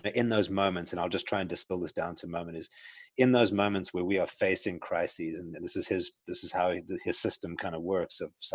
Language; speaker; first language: English; native; English